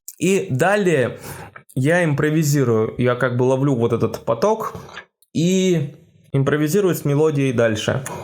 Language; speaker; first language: Russian; native; Russian